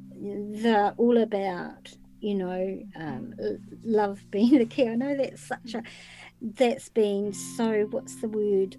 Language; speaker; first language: English; native; English